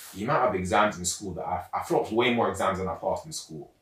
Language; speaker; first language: English; native; English